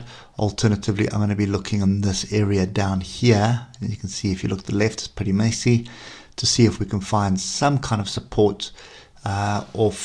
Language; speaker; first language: English; native; English